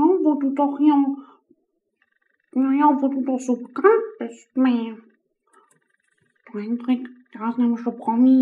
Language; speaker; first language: German; native; German